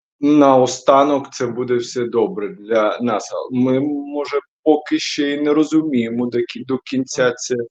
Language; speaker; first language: Ukrainian; non-native, local second language; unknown